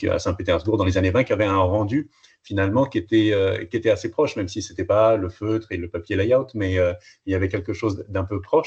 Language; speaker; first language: French; native; French